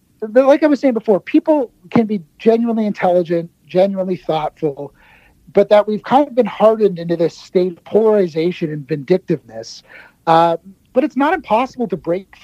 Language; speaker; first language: English; native; English